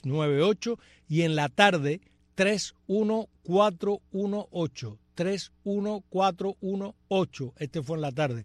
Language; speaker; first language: Spanish; native; Spanish